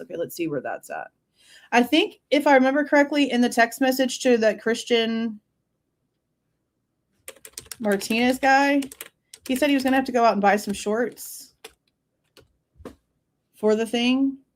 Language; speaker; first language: English; native; English